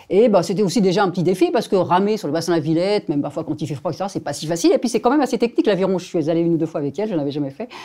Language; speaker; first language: French; native; French